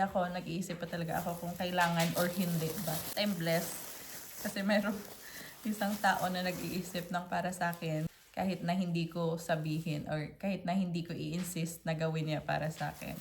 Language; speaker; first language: Filipino; non-native, local second language; Hiligaynon